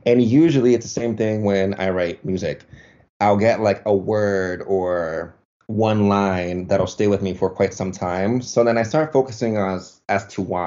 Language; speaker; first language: English; early bilingual, other home language; Spanish